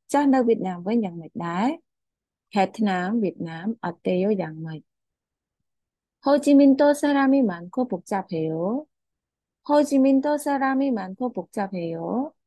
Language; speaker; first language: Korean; non-native, fluent; Khmer